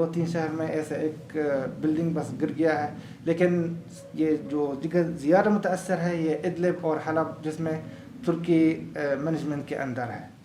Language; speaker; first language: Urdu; non-native, learner; Arabic